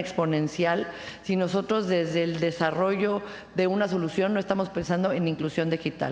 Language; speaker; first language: Spanish; native; Spanish